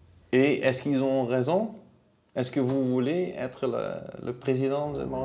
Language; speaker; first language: French; non-native, learner; Dutch